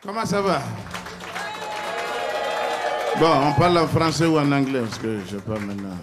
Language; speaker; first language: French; non-native, learner; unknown